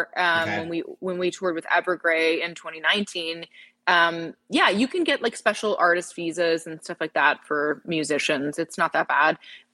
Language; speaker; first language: English; native; English